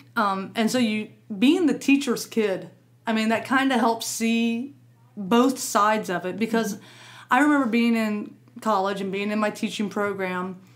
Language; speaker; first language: English; native; English